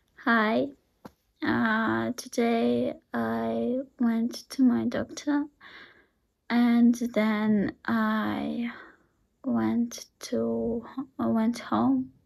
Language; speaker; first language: English; non-native, learner; Russian